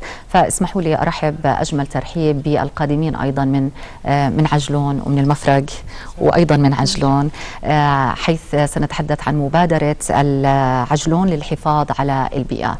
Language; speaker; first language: Arabic; native; Arabic